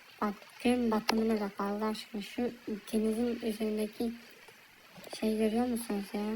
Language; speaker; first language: Turkish; early bilingual, heritage; Turkish